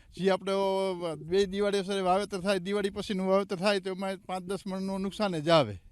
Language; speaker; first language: Gujarati; native; Gujarati